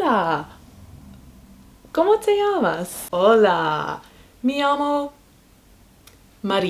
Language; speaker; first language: Spanish; non-native, learner; English